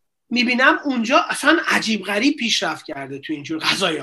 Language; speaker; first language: Persian; native; Persian